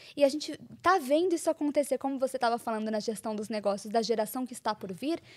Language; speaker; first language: Portuguese; native; Portuguese